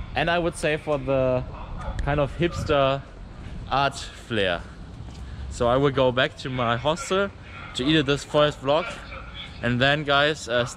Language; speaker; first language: English; non-native, fluent; German